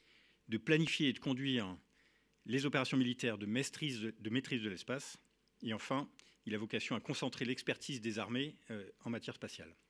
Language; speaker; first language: French; native; French